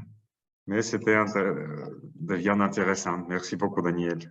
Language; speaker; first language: French; non-native, learner; Russian